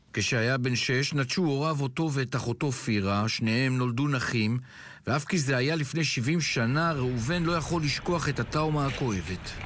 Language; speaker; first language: Hebrew; native; Hebrew